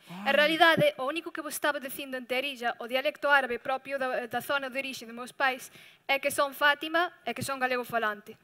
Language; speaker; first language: Galician; early bilingual, other home language; Riffian